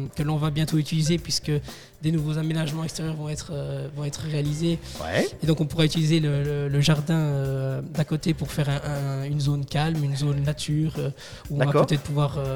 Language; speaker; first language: French; native; French